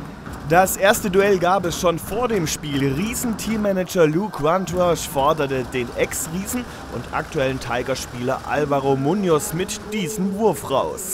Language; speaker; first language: German; native; German